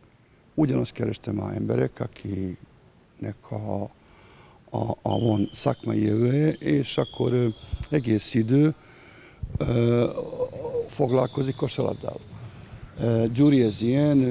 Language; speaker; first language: Hungarian; non-native, fluent; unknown